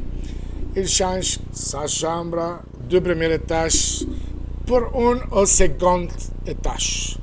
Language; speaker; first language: French; non-native, fluent; Spanish